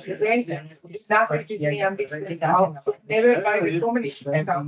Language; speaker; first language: German; non-native, fluent; Italian